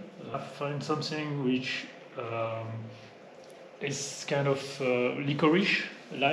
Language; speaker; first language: English; non-native, fluent; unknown